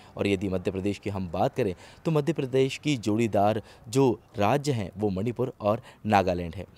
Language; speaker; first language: Hindi; native; Hindi